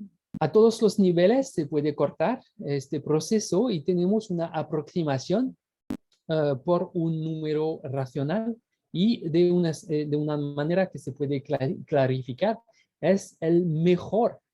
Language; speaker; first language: Spanish; non-native, fluent; French